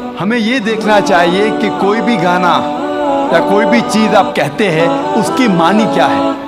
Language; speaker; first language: Hindi; non-native, local second language; Konkani